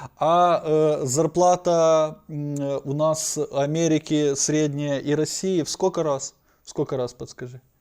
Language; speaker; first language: Russian; non-native, local second language; Ukrainian